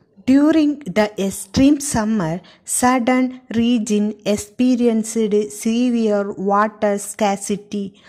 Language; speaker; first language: English; non-native, local second language; Malayalam